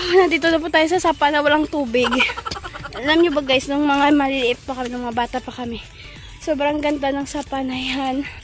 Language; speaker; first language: Filipino; non-native, local second language; Hiligaynon